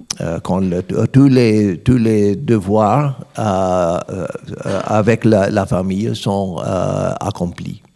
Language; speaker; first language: French; non-native, learner; English